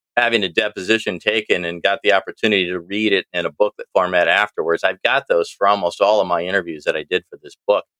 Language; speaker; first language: English; native; English